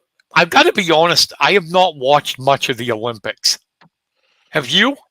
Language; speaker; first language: English; native; English